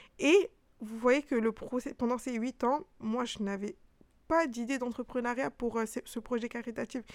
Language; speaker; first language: French; early bilingual, other home language; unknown